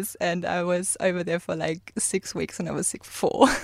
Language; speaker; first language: English; non-native, fluent; German